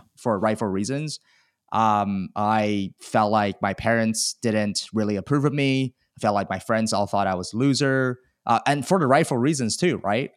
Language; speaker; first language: English; early bilingual, other home language; Chinese